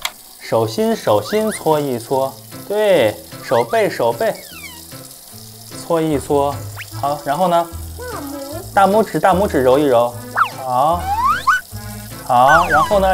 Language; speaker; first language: Chinese; native; Chinese